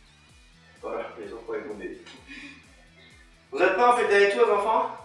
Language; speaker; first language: French; native; French